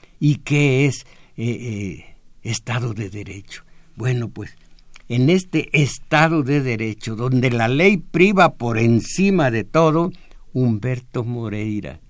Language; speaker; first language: Spanish; native; Spanish